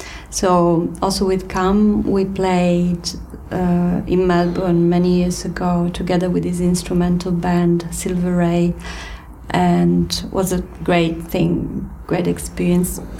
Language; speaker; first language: English; non-native, fluent; Italian